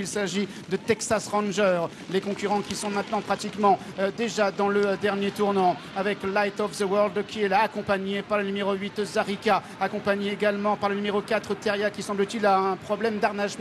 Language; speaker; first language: French; native; French